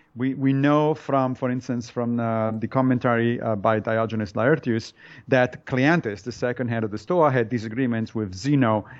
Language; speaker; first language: English; non-native, fluent; Italian